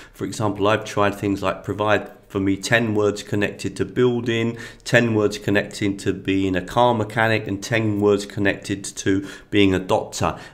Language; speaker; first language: English; native; English